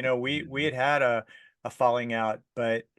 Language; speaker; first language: English; native; English